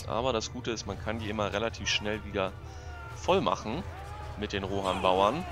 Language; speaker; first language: German; native; German